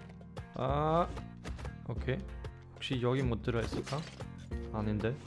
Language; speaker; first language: Korean; non-native, learner; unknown